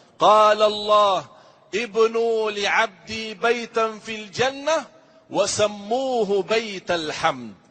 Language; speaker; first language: Malay; non-native, fluent; Arabic